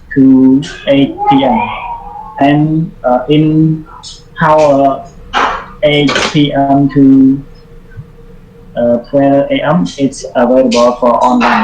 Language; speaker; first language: English; non-native, learner; Khmer